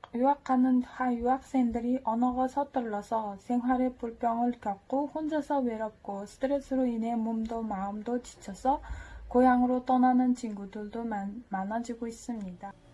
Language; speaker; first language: Korean; non-native, learner; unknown